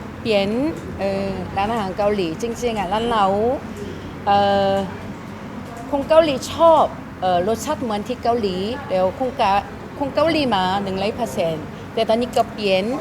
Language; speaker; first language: Thai; non-native, learner; Korean